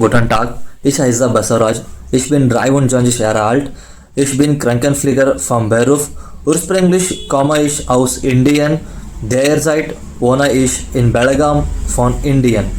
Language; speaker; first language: German; non-native, learner; Kannada